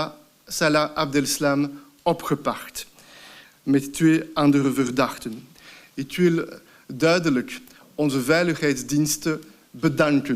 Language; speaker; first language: Dutch; non-native, local second language; French